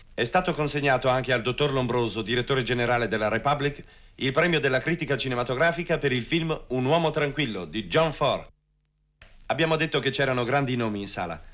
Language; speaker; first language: Italian; native; Italian